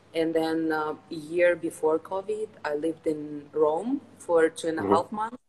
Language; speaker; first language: English; non-native, fluent; Ukrainian